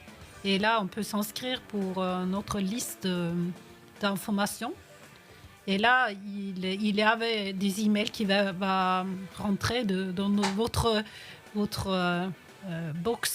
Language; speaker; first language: French; non-native, fluent; Norwegian